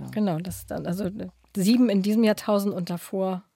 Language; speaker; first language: German; native; German